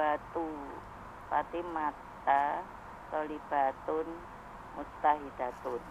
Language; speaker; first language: Arabic; non-native, learner; Indonesian